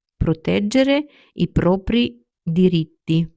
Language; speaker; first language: Italian; non-native, learner; Ukrainian